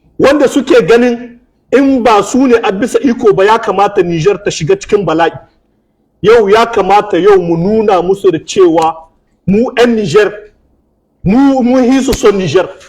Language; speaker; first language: Hausa; native; Hausa